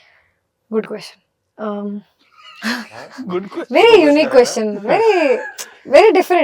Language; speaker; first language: Telugu; non-native, fluent; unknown